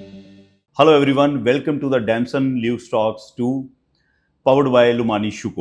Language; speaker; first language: English; non-native, local second language; Hindi